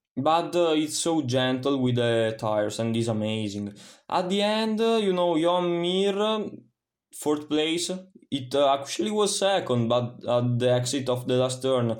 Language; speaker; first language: English; non-native, fluent; Italian